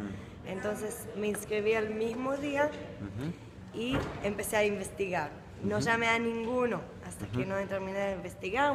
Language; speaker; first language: Spanish; early bilingual, heritage; Spanish